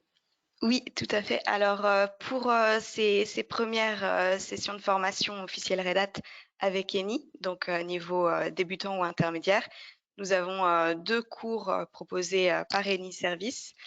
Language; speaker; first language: French; native; French